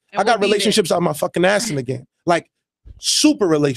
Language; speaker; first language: English; native; English